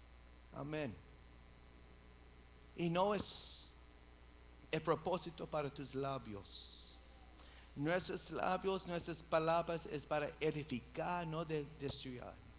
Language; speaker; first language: Spanish; early bilingual, heritage; English